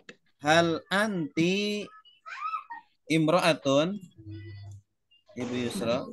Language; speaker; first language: Arabic; non-native, fluent; Indonesian